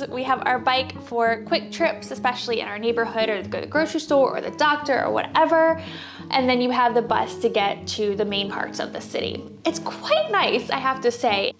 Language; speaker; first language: English; native; English